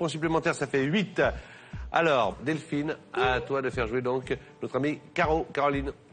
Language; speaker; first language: French; native; French